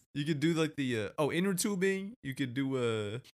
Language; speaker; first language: English; early bilingual, other home language; Filipino